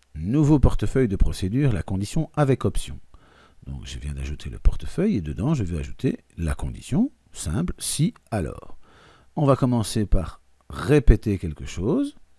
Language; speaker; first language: French; native; French